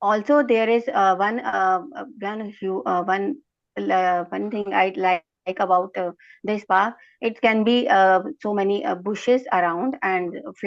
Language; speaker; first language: English; non-native, learner; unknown